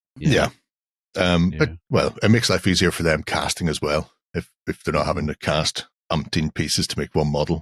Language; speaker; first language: English; native; English